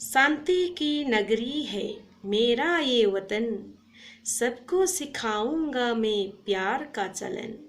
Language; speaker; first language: Hindi; non-native, local second language; Assamese